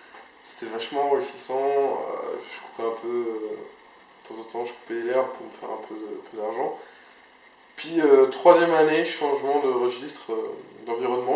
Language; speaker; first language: French; native; French